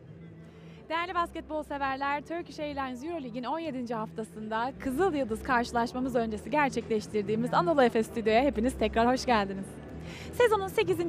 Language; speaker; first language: Turkish; native; Turkish